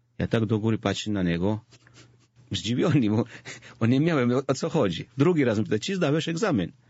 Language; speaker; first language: Polish; non-native, fluent; Georgian